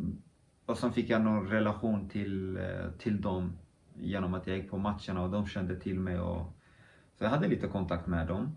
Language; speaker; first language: Swedish; early bilingual, other home language; Kurdish